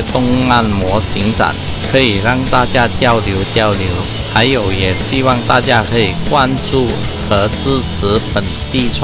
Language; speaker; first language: Chinese; native; Chinese